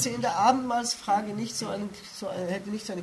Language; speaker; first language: German; native; German